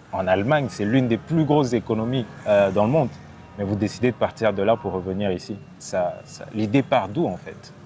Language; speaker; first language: French; non-native, local second language; Lingala